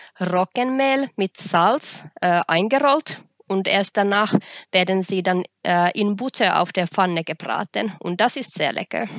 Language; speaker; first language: German; non-native, fluent; Finnish